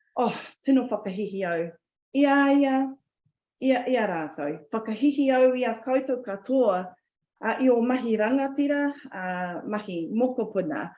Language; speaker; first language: Māori; non-native, local second language; English